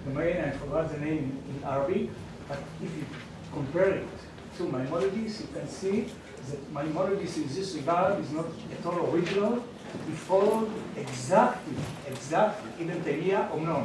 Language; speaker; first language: English; non-native, fluent; Hebrew